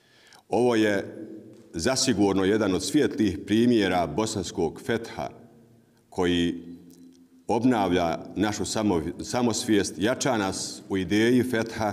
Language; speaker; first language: Bosnian; native; Bosnian